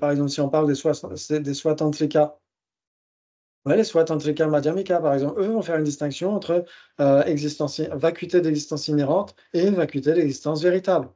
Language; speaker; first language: French; native; French